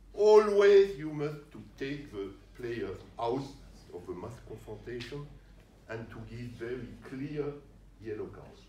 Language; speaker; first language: English; non-native, learner; French